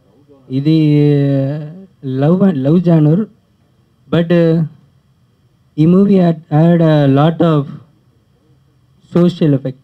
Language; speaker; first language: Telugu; early bilingual, heritage; Telugu